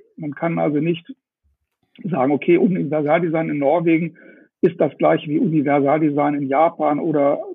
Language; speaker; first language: German; native; German